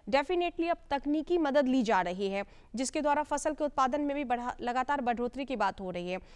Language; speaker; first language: Hindi; native; Hindi